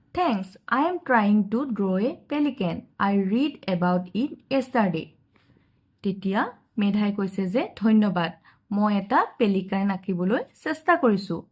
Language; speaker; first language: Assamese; native; Assamese